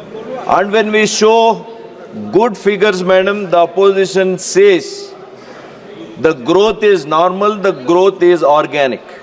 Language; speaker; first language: English; non-native, local second language; Kannada